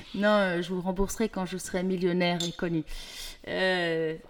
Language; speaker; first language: French; native; French